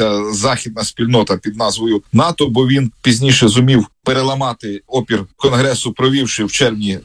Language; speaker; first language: Ukrainian; native; Ukrainian